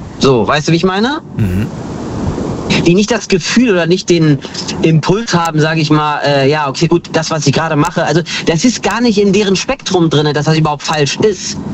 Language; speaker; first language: German; early bilingual, other home language; Kurdish